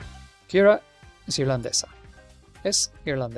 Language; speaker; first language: Spanish; non-native, fluent; English